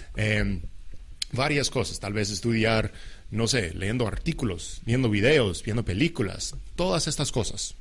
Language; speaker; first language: Spanish; non-native, fluent; English